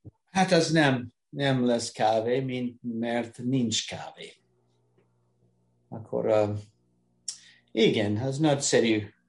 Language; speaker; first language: Hungarian; non-native, learner; English